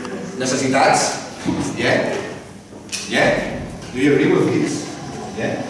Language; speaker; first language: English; non-native, fluent; Catalan